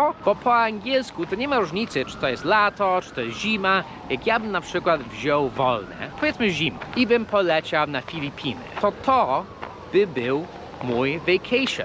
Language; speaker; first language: Polish; non-native, fluent; English